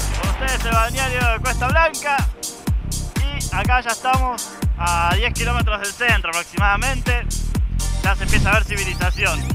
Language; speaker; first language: Spanish; native; Spanish